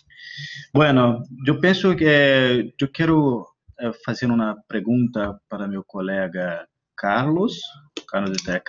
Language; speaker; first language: Spanish; non-native, learner; Portuguese